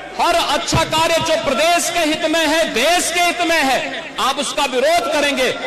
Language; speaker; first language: Hindi; native; Hindi